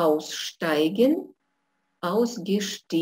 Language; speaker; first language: German; non-native, fluent; Russian